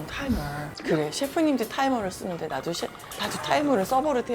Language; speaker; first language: Korean; native; Korean